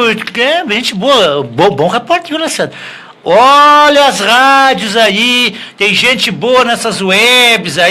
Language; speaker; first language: Portuguese; native; Portuguese